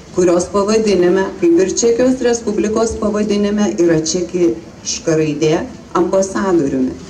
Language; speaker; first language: Lithuanian; non-native, fluent; Czech